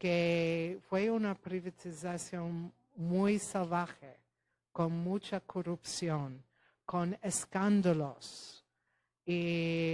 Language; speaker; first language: Spanish; non-native, fluent; Polish